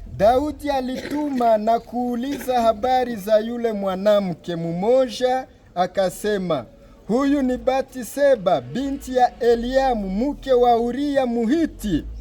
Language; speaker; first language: Swahili; native; Swahili